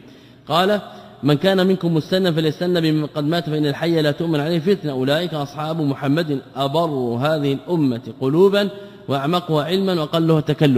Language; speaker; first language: Arabic; native; Arabic